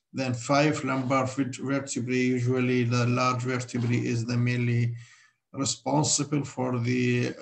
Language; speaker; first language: English; non-native, fluent; Arabic